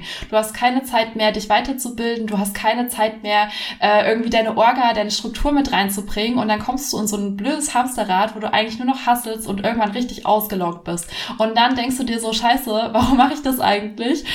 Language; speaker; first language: German; native; German